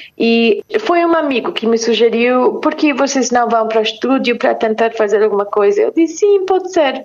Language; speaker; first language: Portuguese; non-native, fluent; English